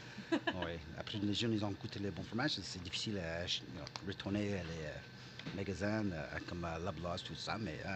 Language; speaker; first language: French; non-native, local second language; English